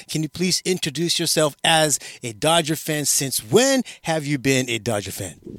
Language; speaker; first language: English; early bilingual, other home language; Japanese